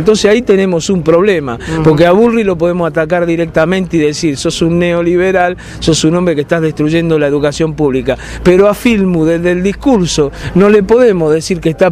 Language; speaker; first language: Spanish; native; Spanish